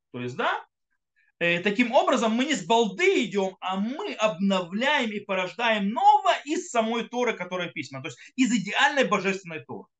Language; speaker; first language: Russian; early bilingual, heritage; Russian